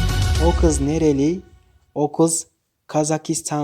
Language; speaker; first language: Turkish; non-native, fluent; Kyrgyz